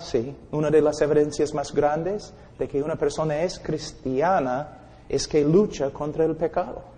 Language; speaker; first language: Spanish; non-native, fluent; English